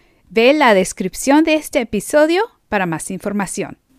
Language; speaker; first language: Spanish; non-native, fluent; English